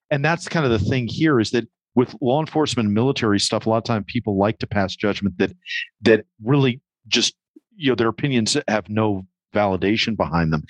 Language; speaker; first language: English; native; English